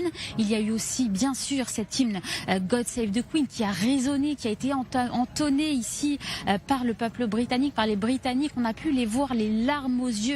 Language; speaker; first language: French; native; French